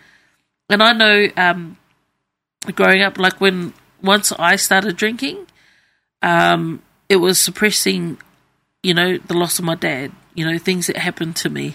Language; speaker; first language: English; native; English